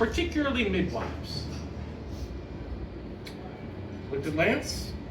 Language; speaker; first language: English; native; English